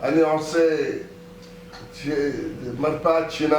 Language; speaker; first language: Hebrew; non-native, local second language; Arabic